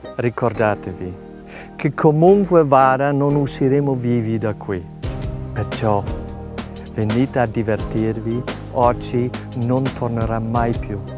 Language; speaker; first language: Italian; non-native, fluent; Danish